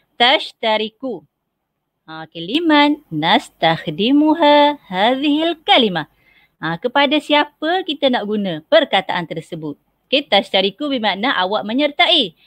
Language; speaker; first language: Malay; native; Malay